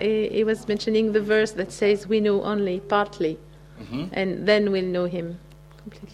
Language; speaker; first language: English; native; English